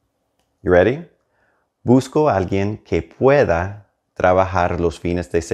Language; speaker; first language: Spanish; non-native, fluent; English